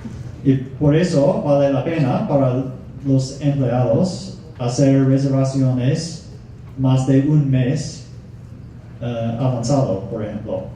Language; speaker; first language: Spanish; non-native, fluent; English